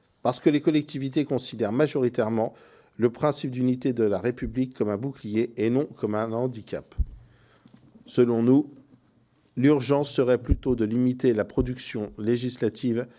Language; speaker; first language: French; native; French